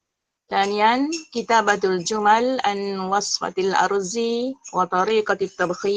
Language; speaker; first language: Arabic; non-native, fluent; Malay